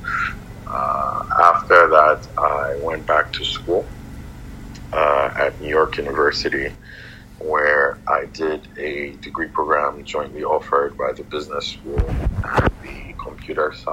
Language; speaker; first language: English; non-native, local second language; Yoruba